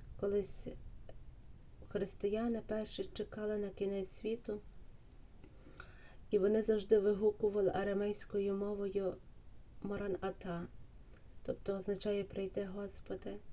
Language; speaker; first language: Ukrainian; native; Ukrainian